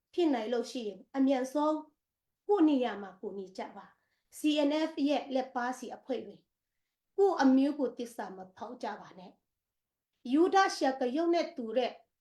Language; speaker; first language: Burmese; non-native, local second language; Tedim Chin